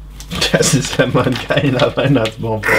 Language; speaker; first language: German; native; German